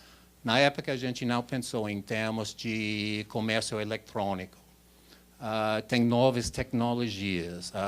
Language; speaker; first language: Portuguese; non-native, fluent; English